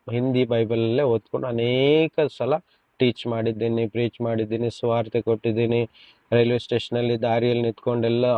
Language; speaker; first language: Kannada; non-native, local second language; Konkani